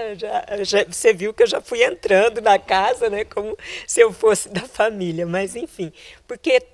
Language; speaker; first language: Portuguese; native; Portuguese